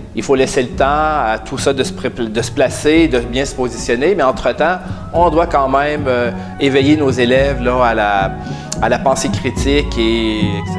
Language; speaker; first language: French; native; French